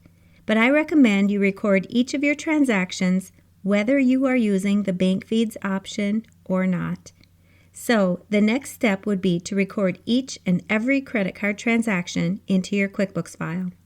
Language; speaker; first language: English; native; English